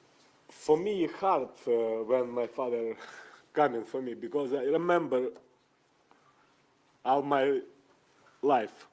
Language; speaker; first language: English; non-native, learner; Ukrainian